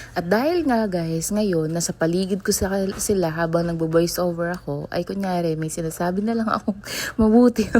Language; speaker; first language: Filipino; native; Filipino